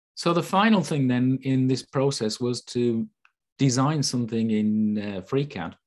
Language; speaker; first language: English; native; English